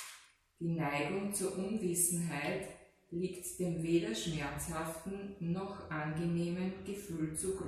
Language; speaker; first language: German; native; German